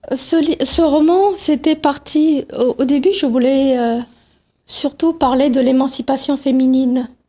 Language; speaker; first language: French; non-native, local second language; Tamil